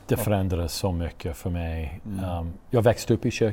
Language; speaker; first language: Swedish; non-native, fluent; English